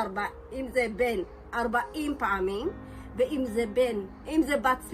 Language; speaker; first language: Hebrew; early bilingual, other home language; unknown